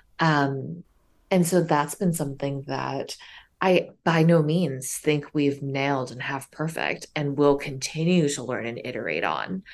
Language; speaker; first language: English; early bilingual, other home language; Chinese